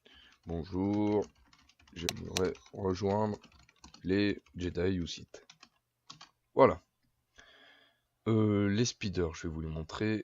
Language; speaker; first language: French; native; French